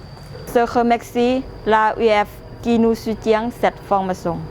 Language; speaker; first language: French; non-native, fluent; Lao